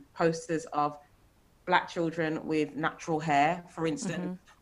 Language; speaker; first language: English; native; English